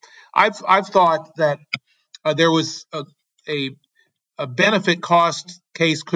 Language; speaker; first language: English; native; English